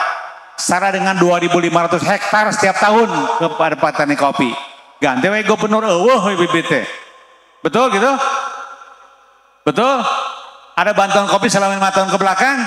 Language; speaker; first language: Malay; non-native, local second language; Sundanese